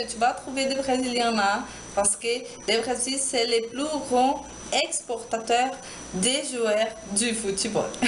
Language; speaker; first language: French; non-native, learner; Portuguese